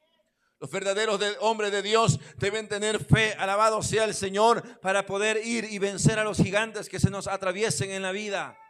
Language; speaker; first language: Spanish; native; Spanish